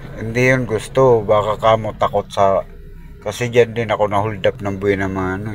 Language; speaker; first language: Filipino; native; Filipino